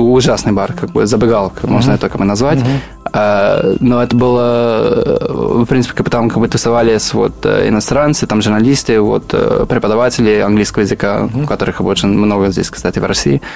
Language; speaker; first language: Russian; non-native, fluent; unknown